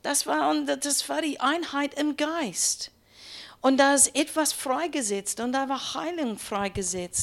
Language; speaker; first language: German; non-native, learner; English